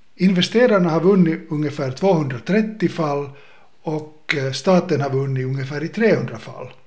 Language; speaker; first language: Swedish; native; Swedish